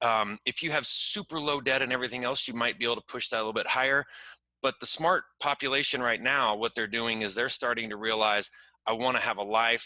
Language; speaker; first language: English; native; English